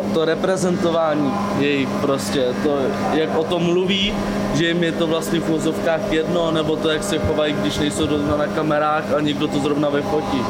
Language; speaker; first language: Czech; native; Czech